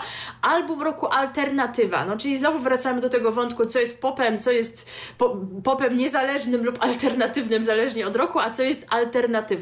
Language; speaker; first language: Polish; native; Polish